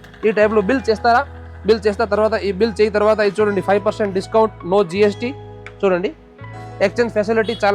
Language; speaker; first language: Telugu; non-native, local second language; Urdu